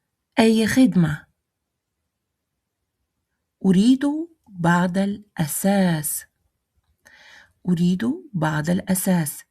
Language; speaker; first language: Arabic; non-native, fluent; Russian